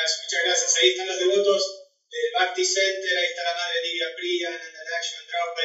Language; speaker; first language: Spanish; native; Spanish